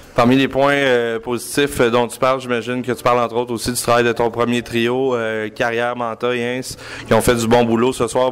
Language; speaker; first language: French; native; French